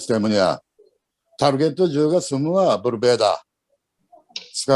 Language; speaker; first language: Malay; non-native, learner; Japanese